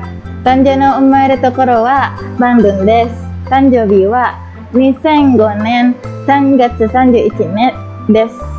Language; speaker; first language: Japanese; non-native, learner; Indonesian